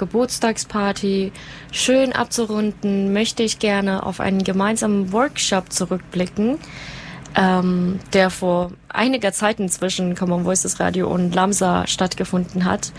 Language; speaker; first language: German; native; German